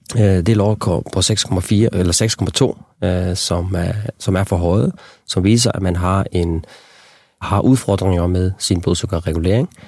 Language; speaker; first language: Danish; non-native, local second language; Faroese